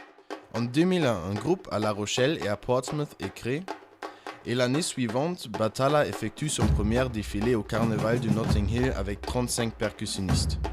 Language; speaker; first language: French; non-native, fluent; German